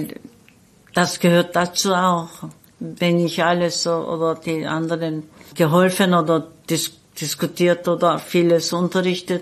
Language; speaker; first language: German; non-native, fluent; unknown